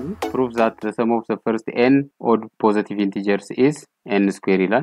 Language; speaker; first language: English; non-native, local second language; Amharic